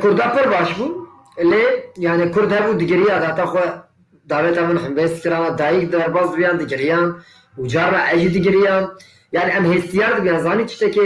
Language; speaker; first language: Kurdish; non-native, local second language; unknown